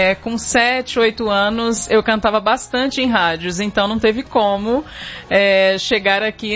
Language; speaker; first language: Portuguese; native; Portuguese